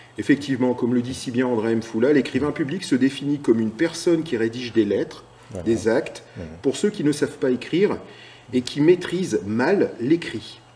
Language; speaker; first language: French; native; French